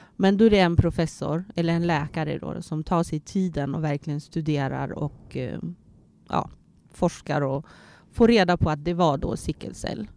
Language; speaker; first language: Swedish; early bilingual, other home language; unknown